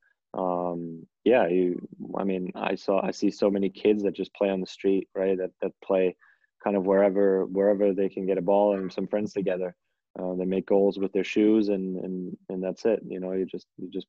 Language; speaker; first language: English; non-native, fluent; German